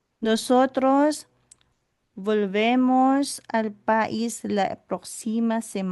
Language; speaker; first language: Spanish; non-native, learner; Filipino